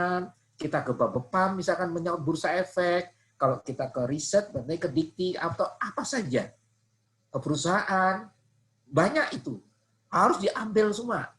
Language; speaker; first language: Indonesian; non-native, local second language; Javanese